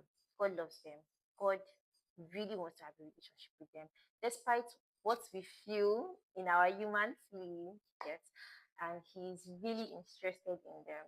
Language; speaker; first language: English; non-native, local second language; Igbo